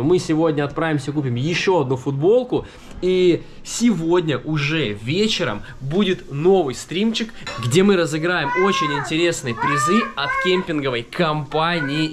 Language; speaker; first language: Russian; native; Russian